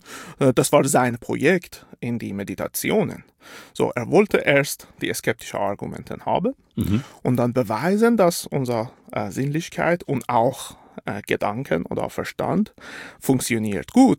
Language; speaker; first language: German; non-native, fluent; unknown